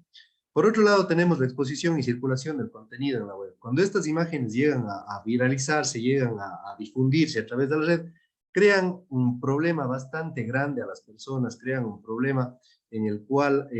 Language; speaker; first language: Spanish; native; Spanish